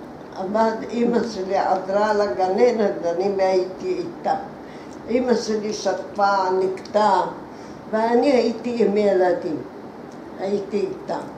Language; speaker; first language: Hebrew; early bilingual, other home language; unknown